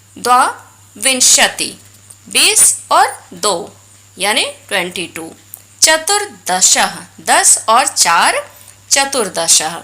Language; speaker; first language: Hindi; native; Hindi